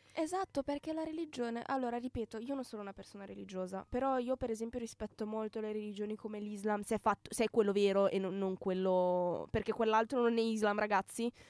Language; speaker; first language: Italian; native; Italian